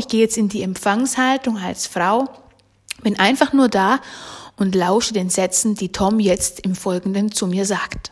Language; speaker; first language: German; native; German